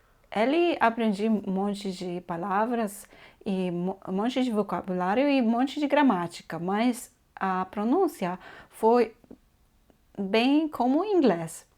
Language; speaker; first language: Portuguese; non-native, fluent; Polish